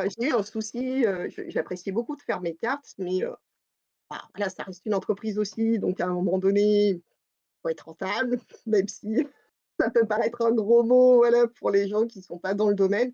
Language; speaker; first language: French; native; French